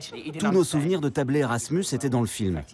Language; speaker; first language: French; native; French